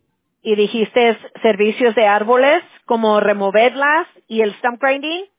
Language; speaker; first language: Spanish; early bilingual, heritage; Spanish